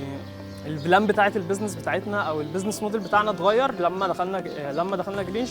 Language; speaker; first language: Arabic; native; Arabic